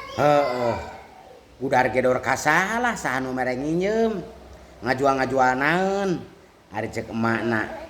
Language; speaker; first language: Sundanese; native; Sundanese